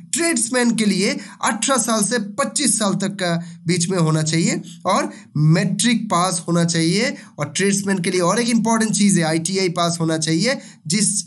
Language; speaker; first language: Hindi; non-native, local second language; Bangla